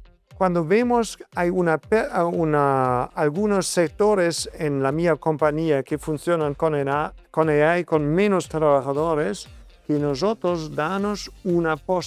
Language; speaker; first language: Spanish; non-native, fluent; German